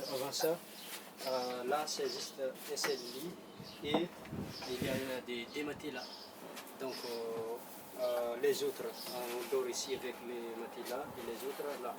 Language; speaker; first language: French; non-native, local second language; Malagasy